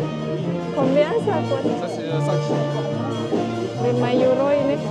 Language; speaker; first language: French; non-native, learner; Indonesian